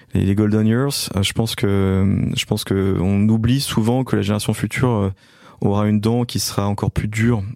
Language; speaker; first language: French; native; French